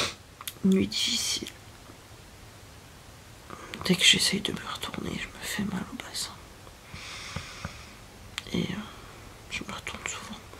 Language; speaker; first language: French; native; French